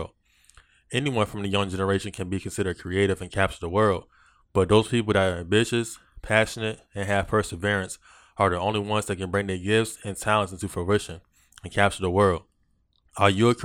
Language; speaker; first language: English; native; English